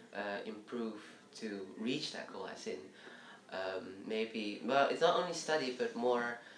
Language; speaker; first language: English; early bilingual, other home language; Indonesian